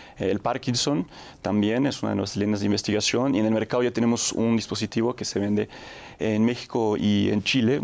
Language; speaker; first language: Spanish; non-native, fluent; French